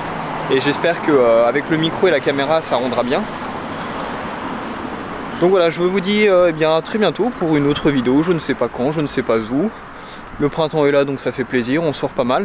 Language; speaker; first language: French; native; French